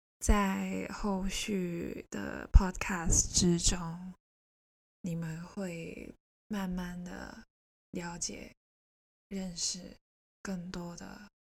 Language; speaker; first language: Chinese; non-native, local second language; Cantonese